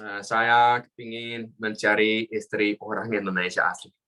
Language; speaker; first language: Indonesian; non-native, fluent; Dutch